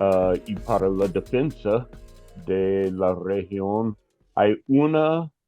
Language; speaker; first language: Spanish; non-native, fluent; English